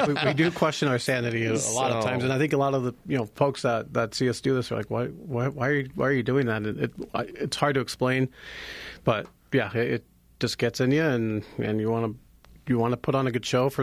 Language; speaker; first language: English; native; English